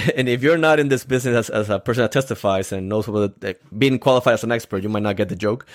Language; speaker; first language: English; non-native, fluent; Spanish